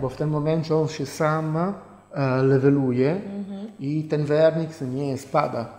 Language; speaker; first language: Polish; non-native, fluent; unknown